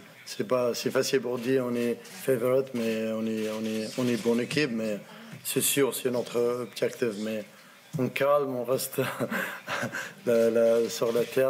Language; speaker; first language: French; non-native, learner; Arabic